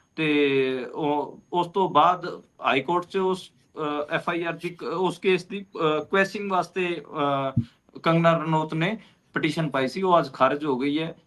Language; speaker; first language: Punjabi; non-native, local second language; Hindi